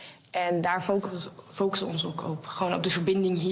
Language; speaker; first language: Dutch; native; Dutch